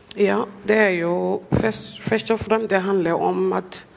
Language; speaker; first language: Norwegian; non-native, fluent; English